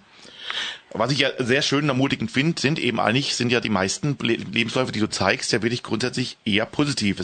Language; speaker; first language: German; native; German